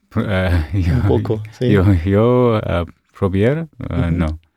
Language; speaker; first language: Spanish; non-native, learner; English